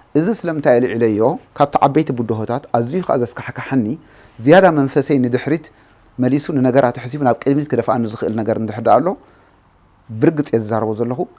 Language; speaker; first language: Tigrinya; native; Tigrinya